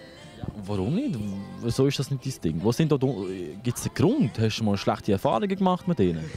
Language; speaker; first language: German; early bilingual, other home language; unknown